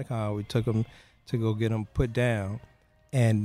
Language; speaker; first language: English; native; English